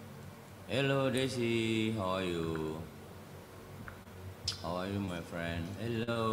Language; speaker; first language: English; non-native, learner; Indonesian